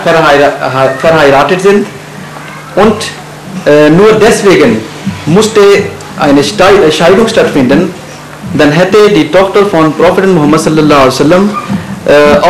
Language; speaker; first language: German; non-native, fluent; Urdu